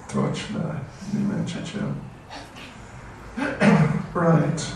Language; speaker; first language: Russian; non-native, learner; English